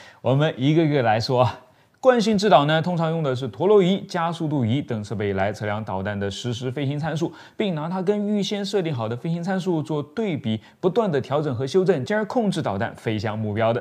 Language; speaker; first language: Chinese; native; Chinese